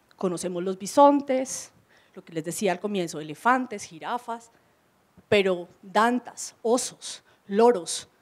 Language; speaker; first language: Spanish; native; Spanish